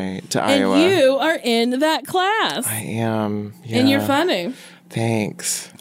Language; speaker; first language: English; early bilingual, other home language; Korean